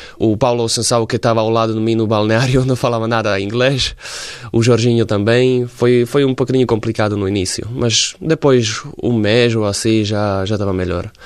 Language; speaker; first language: Portuguese; non-native, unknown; Slovak